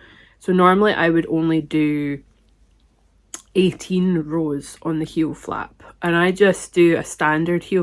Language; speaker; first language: English; native; English